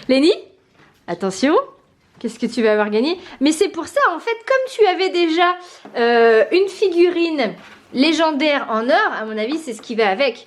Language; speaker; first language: French; native; French